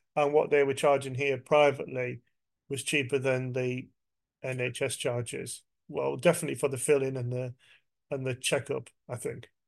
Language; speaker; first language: English; native; English